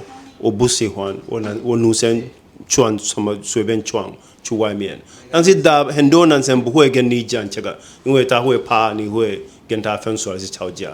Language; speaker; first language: Chinese; non-native, fluent; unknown